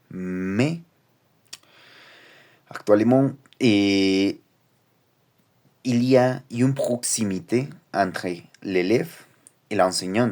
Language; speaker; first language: French; non-native, learner; Spanish